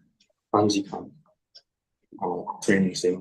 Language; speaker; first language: Japanese; non-native, learner; English